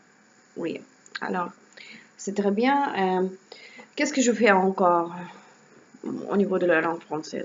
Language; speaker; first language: French; non-native, learner; Russian